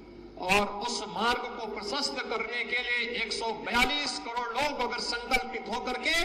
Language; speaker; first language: Hindi; native; Hindi